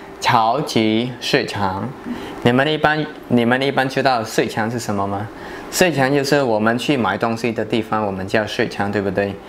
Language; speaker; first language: Chinese; non-native, fluent; Khmer